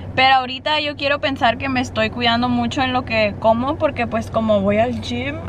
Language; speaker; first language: Spanish; early bilingual, heritage; Spanish